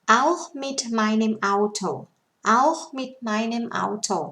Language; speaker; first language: German; non-native, learner; Thai